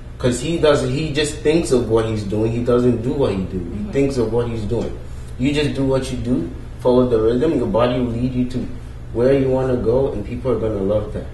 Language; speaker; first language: English; non-native, local second language; Ewe